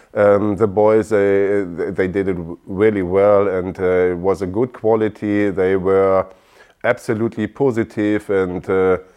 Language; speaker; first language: English; non-native, fluent; German